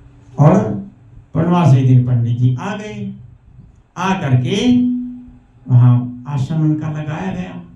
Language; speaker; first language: Hindi; native; Hindi